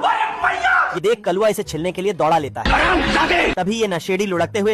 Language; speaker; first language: Hindi; native; Hindi